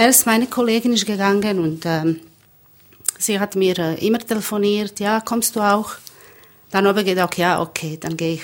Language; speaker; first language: German; non-native, learner; Bosnian